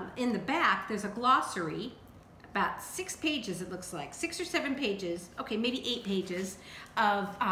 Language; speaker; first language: English; native; English